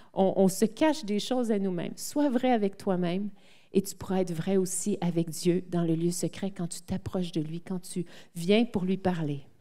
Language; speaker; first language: French; native; French